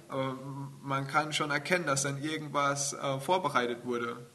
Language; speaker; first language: German; native; German